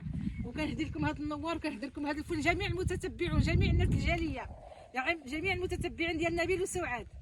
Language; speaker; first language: Arabic; native; Arabic